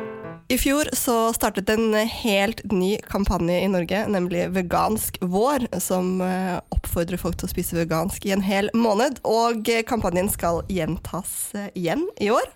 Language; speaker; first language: Norwegian; native; Norwegian